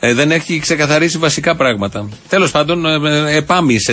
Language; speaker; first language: Greek; native; Greek